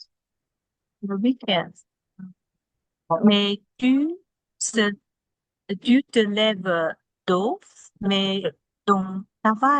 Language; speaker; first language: French; non-native, learner; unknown